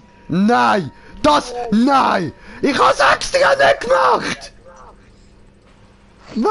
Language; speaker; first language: German; native; German